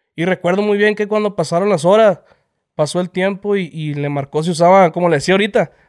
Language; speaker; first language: Spanish; native; Spanish